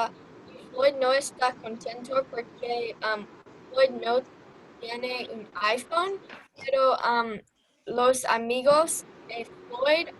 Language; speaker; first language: Spanish; non-native, learner; English